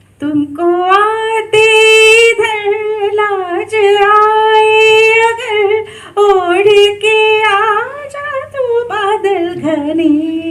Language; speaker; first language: Hindi; non-native, local second language; Marathi